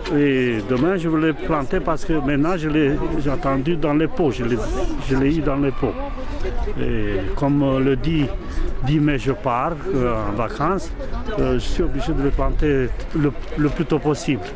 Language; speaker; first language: French; non-native, learner; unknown